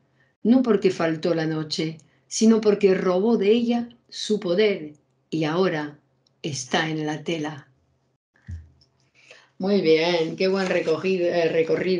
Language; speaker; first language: Spanish; native; Spanish